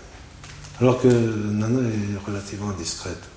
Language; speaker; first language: French; native; French